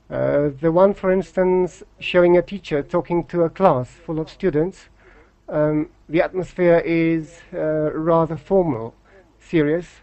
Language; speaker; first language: English; non-native, fluent; Polish